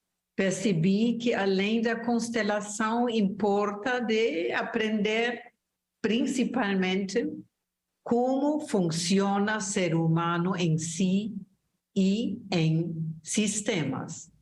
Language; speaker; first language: Portuguese; non-native, fluent; German